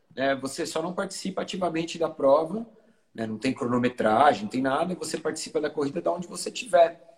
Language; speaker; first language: Portuguese; native; Portuguese